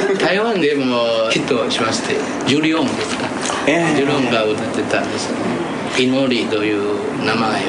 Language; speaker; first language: Japanese; non-native, fluent; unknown